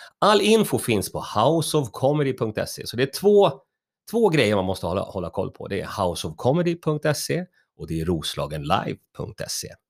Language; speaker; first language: Swedish; native; Swedish